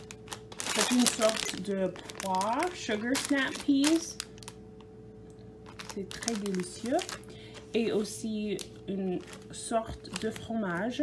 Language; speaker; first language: French; non-native, fluent; English